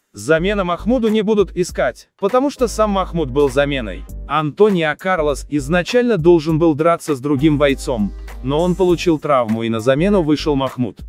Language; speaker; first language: Russian; non-native, local second language; Uzbek